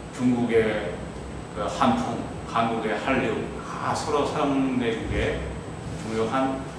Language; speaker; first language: Korean; non-native, fluent; Chinese